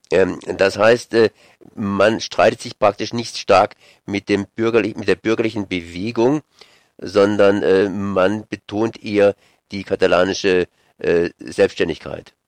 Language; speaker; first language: German; native; German